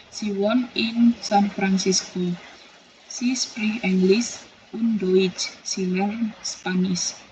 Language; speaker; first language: German; non-native, fluent; Indonesian